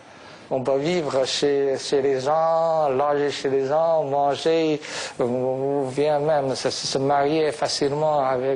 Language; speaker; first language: French; non-native, fluent; Chinese